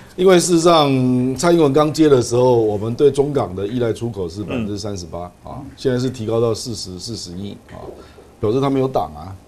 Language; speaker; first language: Chinese; native; Chinese